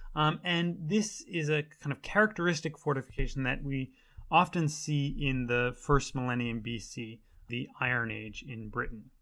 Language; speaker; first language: English; native; English